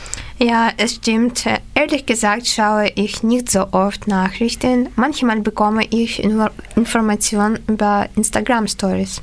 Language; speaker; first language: German; non-native, learner; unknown